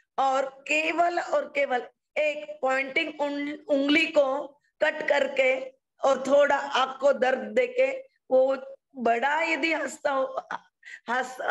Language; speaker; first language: Hindi; non-native, local second language; Marathi